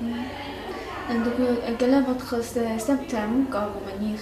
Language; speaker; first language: French; non-native, learner; Chinese